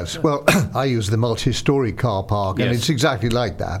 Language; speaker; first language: English; native; English